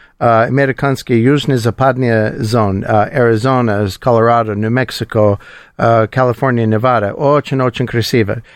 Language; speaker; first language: Russian; non-native, learner; English